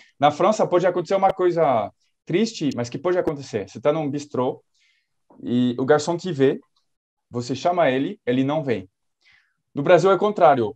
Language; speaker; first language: Portuguese; non-native, fluent; French